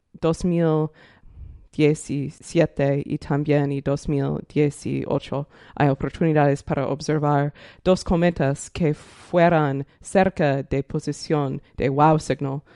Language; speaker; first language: Spanish; non-native, learner; English